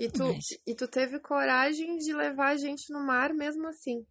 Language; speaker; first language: Portuguese; native; Portuguese